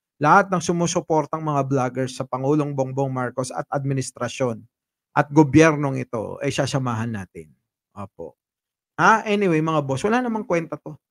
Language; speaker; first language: Filipino; native; Filipino